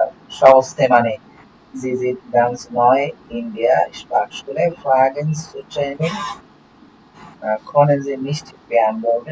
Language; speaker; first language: German; non-native, learner; Bangla